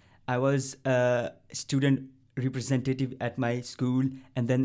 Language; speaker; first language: English; non-native, local second language; Punjabi